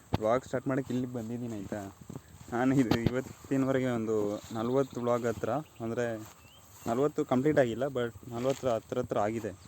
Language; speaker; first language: Kannada; native; Kannada